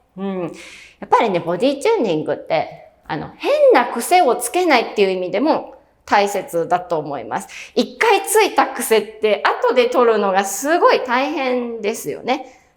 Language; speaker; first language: Japanese; native; Japanese